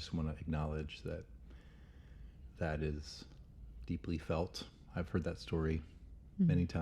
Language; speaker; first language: English; native; English